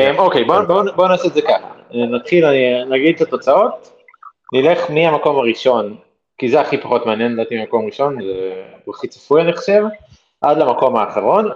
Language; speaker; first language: Hebrew; native; Hebrew